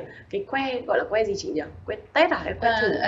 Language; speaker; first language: Vietnamese; native; Vietnamese